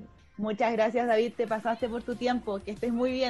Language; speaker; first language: Spanish; non-native, fluent; French